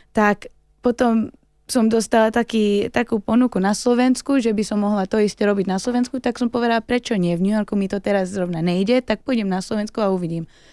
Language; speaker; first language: Slovak; early bilingual, heritage; Slovak